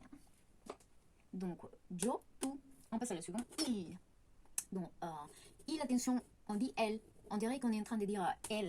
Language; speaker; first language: French; non-native, fluent; Spanish